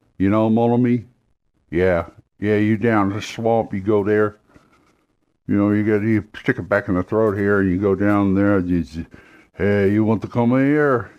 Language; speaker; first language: English; native; English